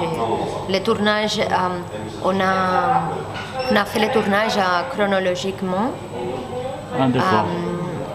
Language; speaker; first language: French; non-native, learner; Spanish